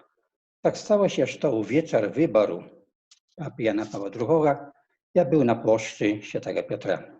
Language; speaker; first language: Polish; non-native, learner; Belarusian